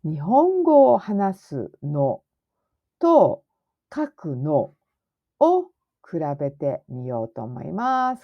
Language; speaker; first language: Japanese; non-native, fluent; English